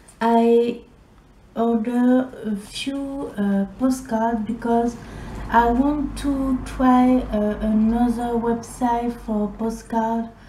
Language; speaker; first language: English; non-native, learner; French